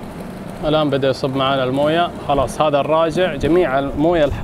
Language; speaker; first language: Arabic; native; Arabic